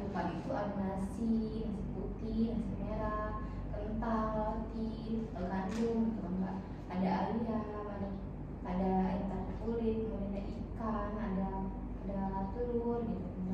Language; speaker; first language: Indonesian; native; Indonesian